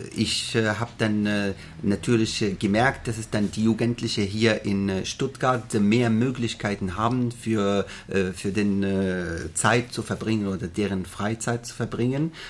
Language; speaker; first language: German; non-native, fluent; Arabic